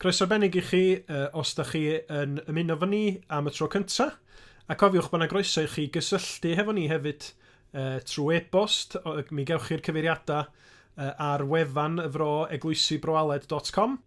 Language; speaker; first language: Welsh; native; Welsh